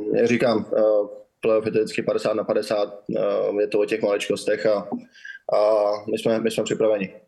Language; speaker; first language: Czech; native; Czech